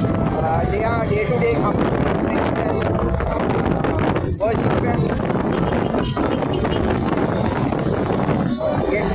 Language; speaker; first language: English; non-native, local second language; Sinhala